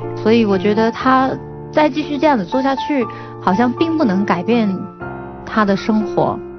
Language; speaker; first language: Chinese; non-native, local second language; Hakka Chinese